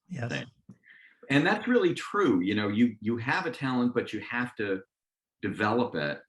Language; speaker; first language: English; native; English